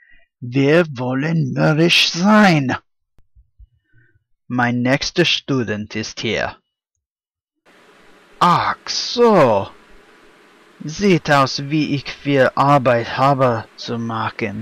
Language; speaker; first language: German; non-native, learner; English